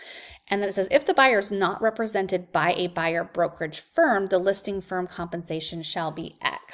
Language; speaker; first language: English; native; English